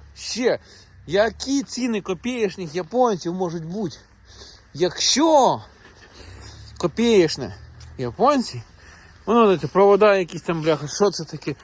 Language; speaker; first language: Ukrainian; native; Ukrainian